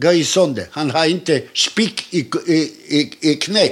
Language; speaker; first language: Swedish; non-native, learner; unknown